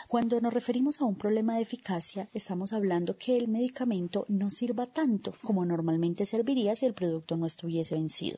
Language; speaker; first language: Spanish; native; Spanish